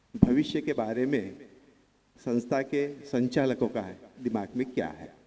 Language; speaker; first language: Hindi; non-native, local second language; Marathi